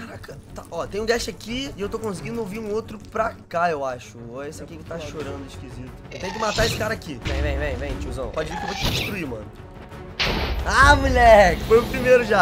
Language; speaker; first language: Portuguese; native; Portuguese